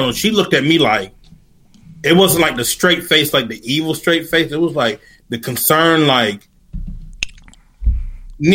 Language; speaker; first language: English; native; English